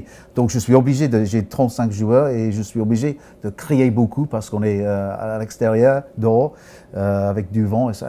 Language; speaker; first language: French; non-native, fluent; English